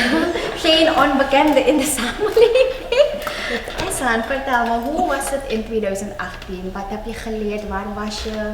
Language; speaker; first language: Dutch; native; Dutch